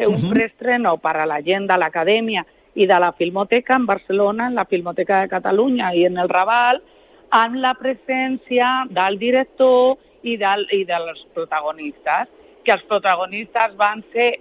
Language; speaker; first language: Catalan; non-native, local second language; Spanish